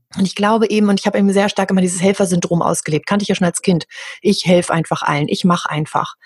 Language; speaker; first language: German; native; German